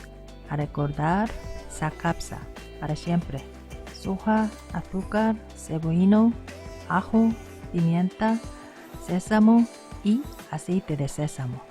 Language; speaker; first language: Spanish; non-native, learner; Korean